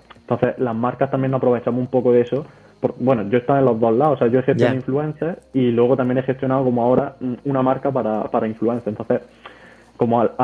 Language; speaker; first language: Spanish; native; Spanish